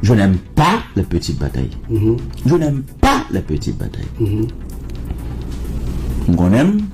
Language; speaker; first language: French; non-native, local second language; Haitian Creole